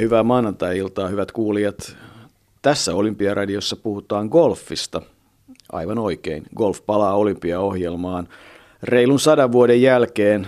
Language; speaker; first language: Finnish; native; Finnish